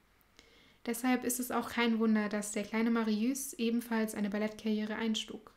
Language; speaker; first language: German; native; German